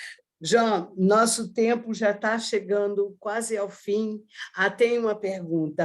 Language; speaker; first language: Portuguese; early bilingual, other home language; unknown